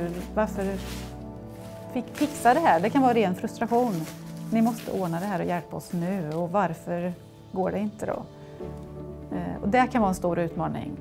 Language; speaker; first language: Swedish; native; Swedish